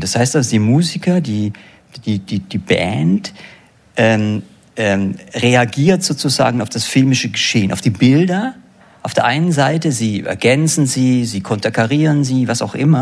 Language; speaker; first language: German; native; German